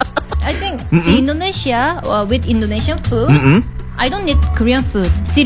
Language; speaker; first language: English; non-native, learner; Korean